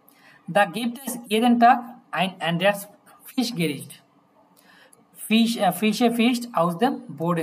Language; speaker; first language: German; non-native, fluent; Bangla